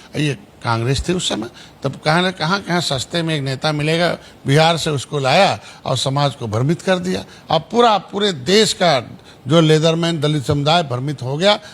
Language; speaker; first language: Hindi; native; Hindi